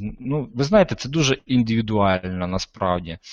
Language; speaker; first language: Ukrainian; non-native, local second language; Russian